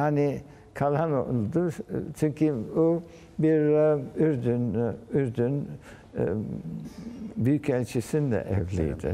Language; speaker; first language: Turkish; early bilingual, heritage; Turkish